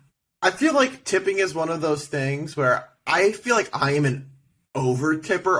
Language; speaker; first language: English; native; English